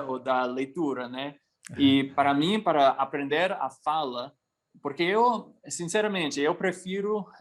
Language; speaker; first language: Portuguese; non-native, fluent; English